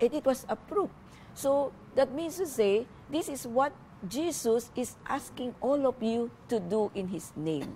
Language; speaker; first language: English; non-native, local second language; Filipino